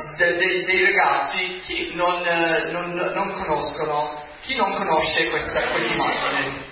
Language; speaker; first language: Italian; non-native, fluent; English